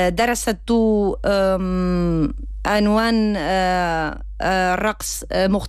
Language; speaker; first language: Arabic; non-native, learner; Spanish